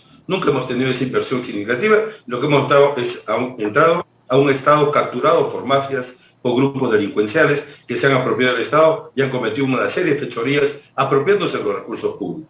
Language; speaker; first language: Spanish; native; Spanish